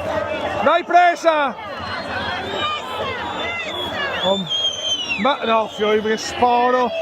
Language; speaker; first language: Italian; native; Italian